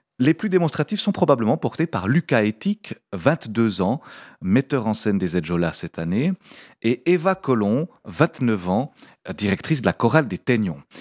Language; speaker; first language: French; native; French